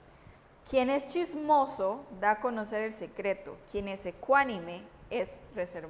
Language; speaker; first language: Spanish; native; Spanish